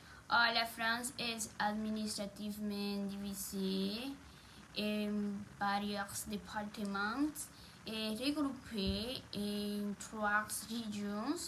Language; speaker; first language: French; non-native, learner; Spanish